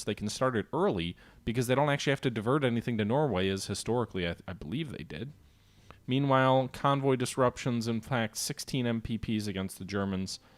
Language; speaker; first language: English; native; English